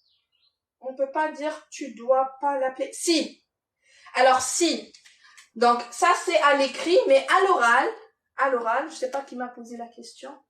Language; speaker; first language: French; non-native, local second language; Arabic